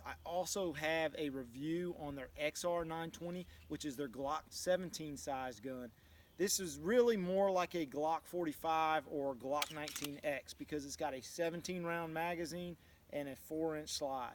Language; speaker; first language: English; native; English